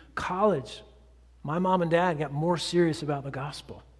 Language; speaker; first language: English; native; English